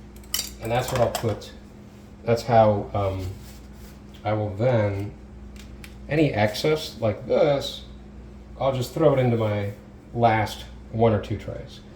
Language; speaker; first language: English; native; English